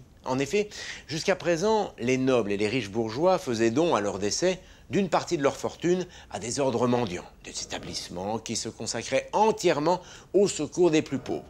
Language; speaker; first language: French; native; French